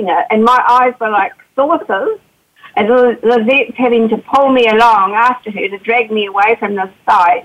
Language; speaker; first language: English; native; English